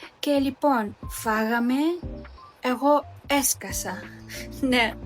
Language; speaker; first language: Greek; non-native, learner; Filipino